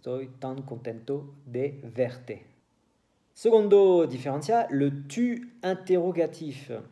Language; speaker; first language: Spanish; non-native, learner; French